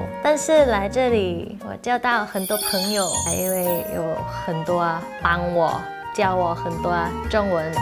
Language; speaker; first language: Chinese; non-native, learner; Thai